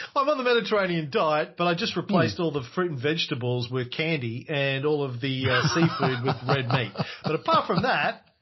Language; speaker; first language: English; native; English